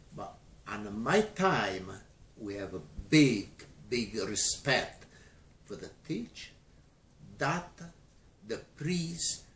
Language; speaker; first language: English; non-native, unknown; Italian